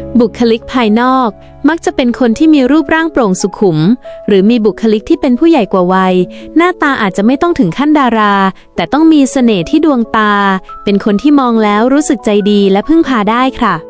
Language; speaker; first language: Thai; native; Thai